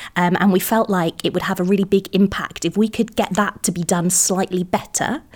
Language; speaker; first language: English; native; English